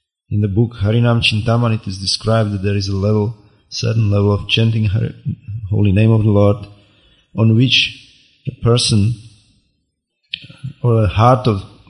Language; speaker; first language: English; non-native, fluent; Czech